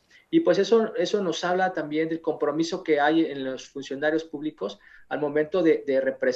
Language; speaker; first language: Spanish; native; Spanish